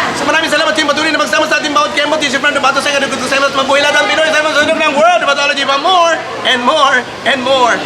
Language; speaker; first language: Filipino; native; Filipino